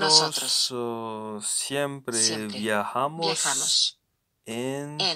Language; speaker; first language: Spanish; non-native, learner; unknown